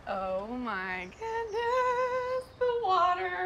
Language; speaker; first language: English; native; English